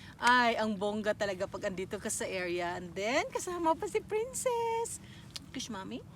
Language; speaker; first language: Filipino; native; Filipino